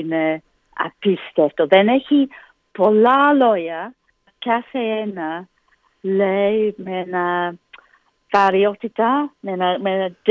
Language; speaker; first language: Greek; non-native, learner; English